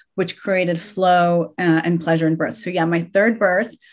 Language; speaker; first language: English; early bilingual, other home language; Persian